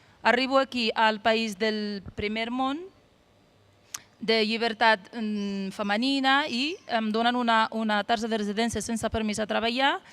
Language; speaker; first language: Catalan; non-native, fluent; Arabic